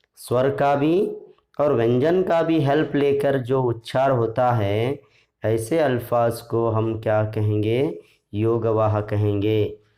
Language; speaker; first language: Hindi; non-native, local second language; Urdu